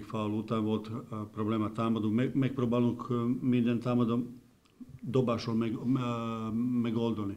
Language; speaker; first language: Hungarian; non-native, learner; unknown